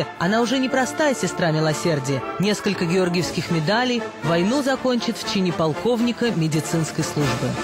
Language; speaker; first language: Russian; native; Russian